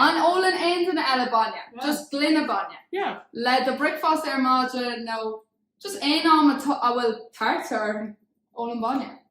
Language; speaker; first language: Irish; non-native, local second language; English